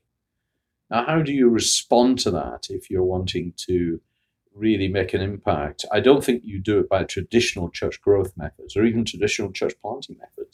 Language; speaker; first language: English; native; English